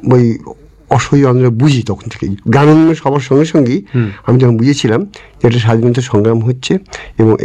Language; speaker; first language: Bangla; native; Bangla